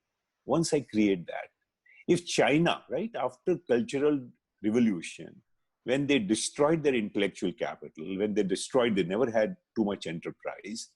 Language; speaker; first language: English; non-native, local second language; Hindi